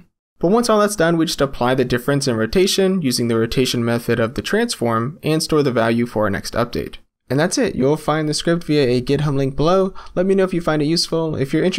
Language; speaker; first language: English; native; English